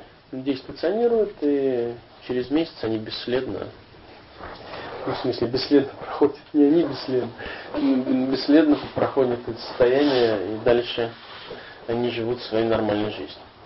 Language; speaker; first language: Russian; native; Russian